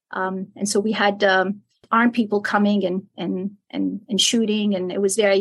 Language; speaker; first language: English; non-native, fluent; Arabic